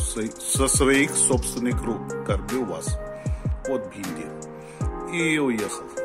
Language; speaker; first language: Russian; non-native, fluent; Hindi